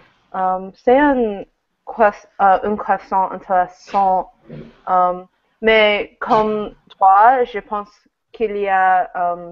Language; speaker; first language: French; non-native, learner; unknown